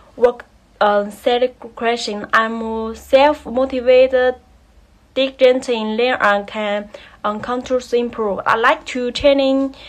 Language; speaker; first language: English; non-native, learner; Chinese